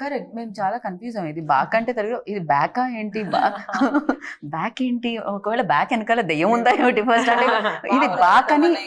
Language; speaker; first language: Telugu; native; Telugu